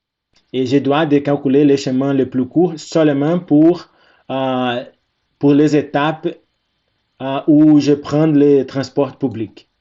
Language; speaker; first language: French; non-native, fluent; Portuguese